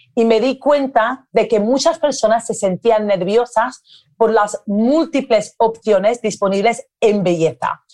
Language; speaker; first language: Spanish; early bilingual, other home language; English